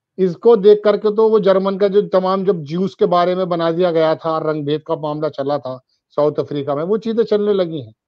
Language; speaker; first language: Hindi; native; Hindi